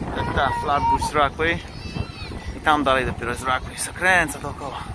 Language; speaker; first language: Polish; native; Polish